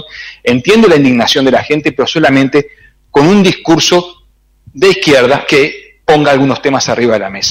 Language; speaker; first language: Spanish; native; Spanish